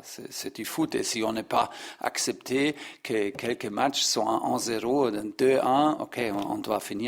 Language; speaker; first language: French; non-native, learner; German